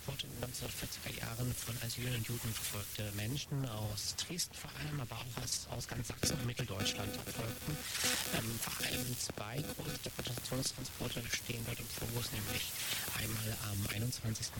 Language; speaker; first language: German; native; German